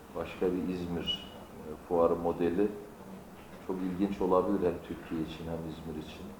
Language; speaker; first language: Turkish; native; Turkish